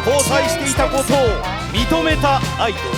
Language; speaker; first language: Japanese; native; Japanese